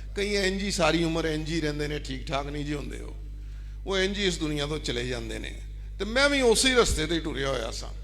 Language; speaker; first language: Urdu; non-native, local second language; Punjabi